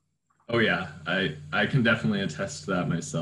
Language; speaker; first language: English; native; English